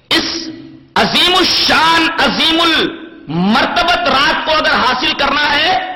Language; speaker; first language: Urdu; native; Urdu